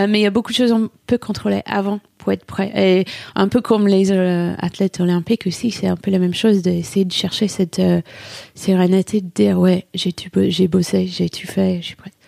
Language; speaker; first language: French; non-native, fluent; English